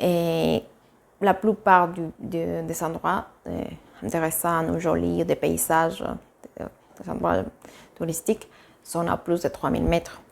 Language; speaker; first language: French; non-native, fluent; Spanish